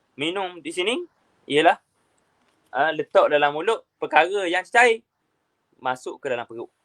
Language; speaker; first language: Malay; native; Malay